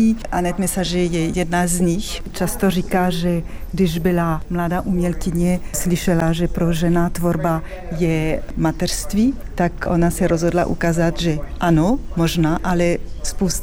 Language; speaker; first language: Czech; non-native, fluent; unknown